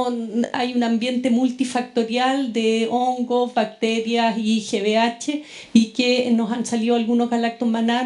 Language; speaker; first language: Spanish; native; Spanish